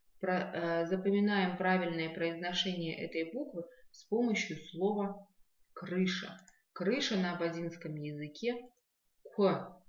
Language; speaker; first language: Russian; non-native, local second language; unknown